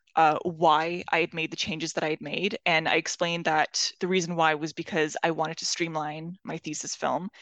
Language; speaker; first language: English; non-native, fluent; Persian